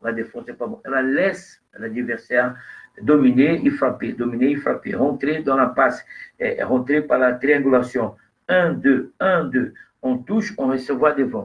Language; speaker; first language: French; non-native, fluent; Portuguese